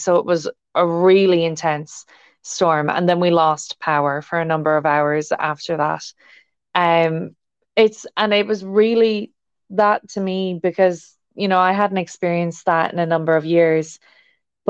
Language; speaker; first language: English; native; English